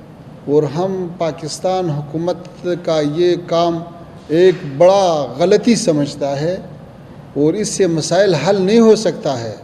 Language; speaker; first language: Hindi; non-native, fluent; Pashto